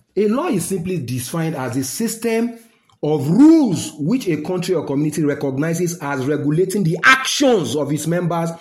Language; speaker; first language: English; non-native, local second language; Yoruba